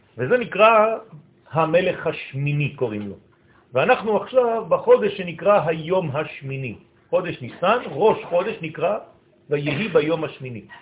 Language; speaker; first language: Hebrew; non-native, fluent; French